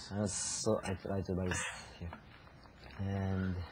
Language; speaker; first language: English; non-native, learner; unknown